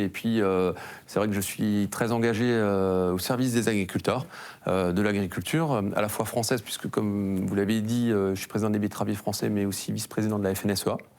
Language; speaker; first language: French; native; French